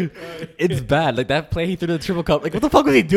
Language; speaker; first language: English; native; English